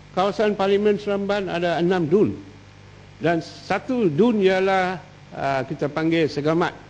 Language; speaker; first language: Malay; non-native, local second language; Tamil